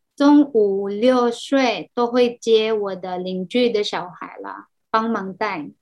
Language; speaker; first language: Chinese; non-native, fluent; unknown